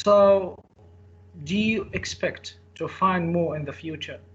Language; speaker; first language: English; non-native, fluent; Arabic